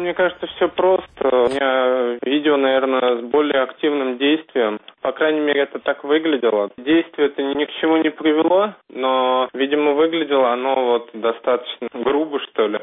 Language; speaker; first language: Russian; native; Russian